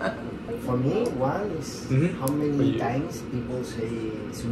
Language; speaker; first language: English; non-native, learner; Spanish